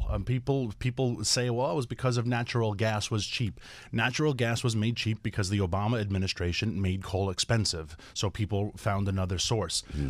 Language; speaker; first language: English; native; English